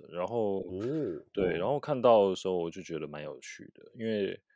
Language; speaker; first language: Chinese; native; Chinese